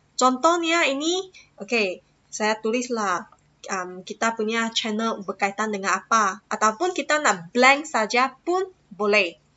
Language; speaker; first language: Malay; non-native, local second language; Chinese